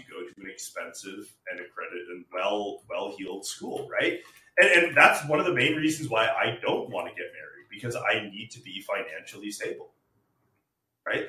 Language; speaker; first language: English; native; English